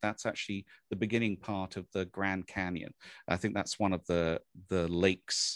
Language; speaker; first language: English; native; English